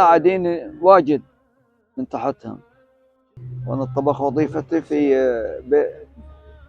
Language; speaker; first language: Arabic; native; Arabic